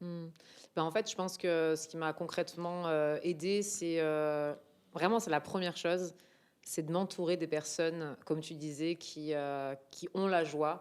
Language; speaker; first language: French; native; French